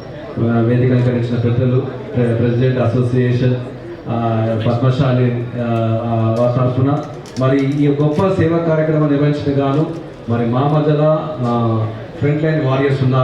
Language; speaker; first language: Telugu; native; Telugu